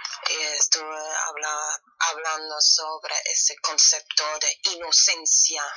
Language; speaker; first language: Spanish; non-native, fluent; German